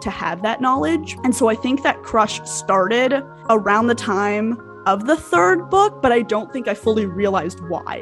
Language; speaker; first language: English; native; English